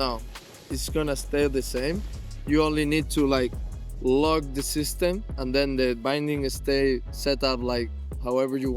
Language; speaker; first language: English; non-native, fluent; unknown